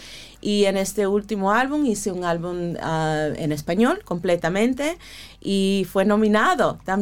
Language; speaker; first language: Spanish; early bilingual, heritage; Spanish